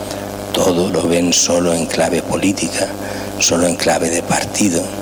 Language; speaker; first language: Spanish; native; Spanish